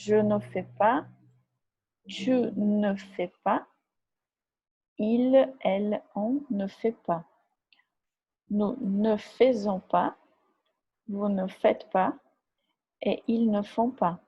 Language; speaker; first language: French; non-native, fluent; Portuguese